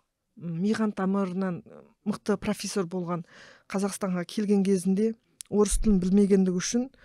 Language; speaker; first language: Kazakh; early bilingual, heritage; Kazakh